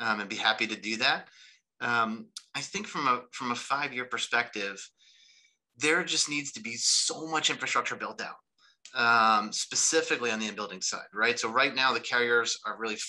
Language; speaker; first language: English; native; English